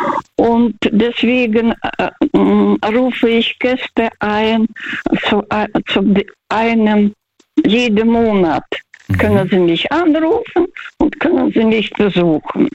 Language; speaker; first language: German; non-native, fluent; Russian